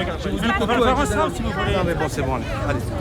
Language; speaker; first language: French; native; French